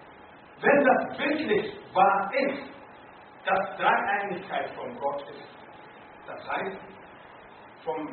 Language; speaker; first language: German; non-native, fluent; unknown